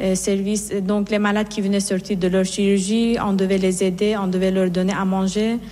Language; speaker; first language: French; non-native, fluent; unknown